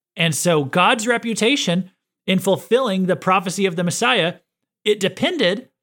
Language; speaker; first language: English; native; English